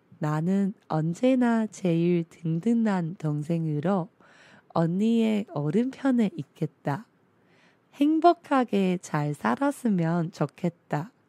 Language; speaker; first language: Korean; non-native, fluent; Chinese